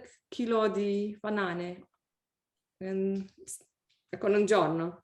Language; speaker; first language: Italian; non-native, learner; English